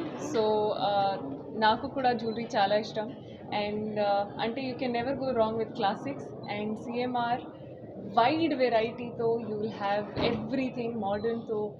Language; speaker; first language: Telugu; non-native, fluent; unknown